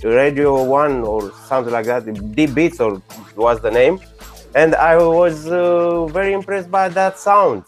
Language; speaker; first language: English; non-native, learner; Romanian